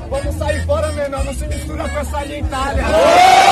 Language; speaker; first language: Portuguese; native; Portuguese